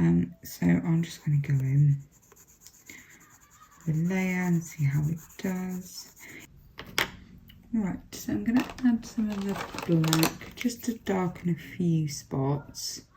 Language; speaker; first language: English; native; English